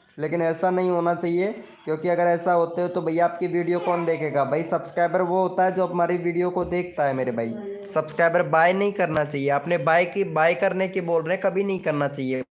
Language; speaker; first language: Hindi; native; Hindi